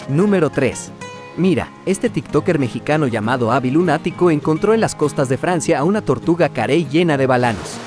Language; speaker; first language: Spanish; native; Spanish